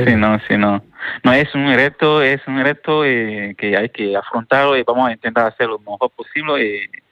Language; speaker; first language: Spanish; non-native, learner; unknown